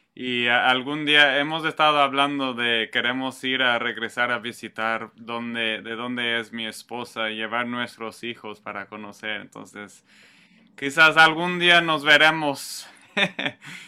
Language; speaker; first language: Spanish; non-native, fluent; English